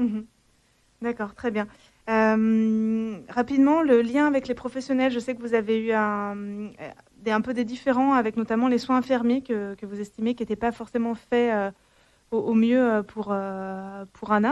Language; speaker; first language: French; native; French